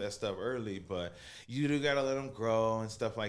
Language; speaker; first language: English; native; English